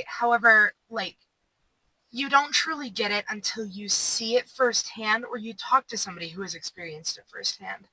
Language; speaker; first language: English; native; English